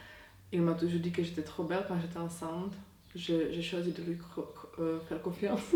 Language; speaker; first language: French; non-native, fluent; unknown